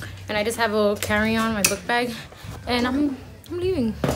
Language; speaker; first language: English; early bilingual, other home language; Spanish